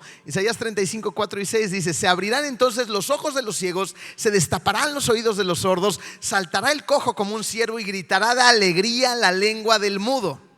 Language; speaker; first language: Spanish; native; Spanish